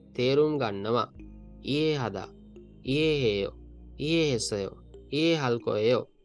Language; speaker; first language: Korean; non-native, learner; Sinhala